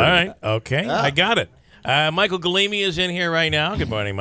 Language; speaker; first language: English; native; English